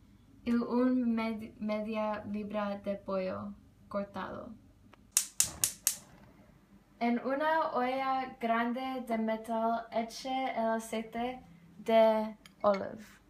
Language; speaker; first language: Spanish; non-native, learner; English